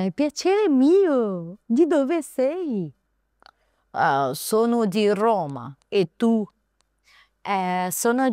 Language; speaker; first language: Italian; non-native, learner; Arabic